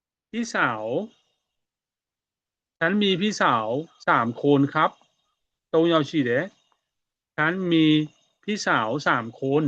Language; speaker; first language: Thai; non-native, fluent; Burmese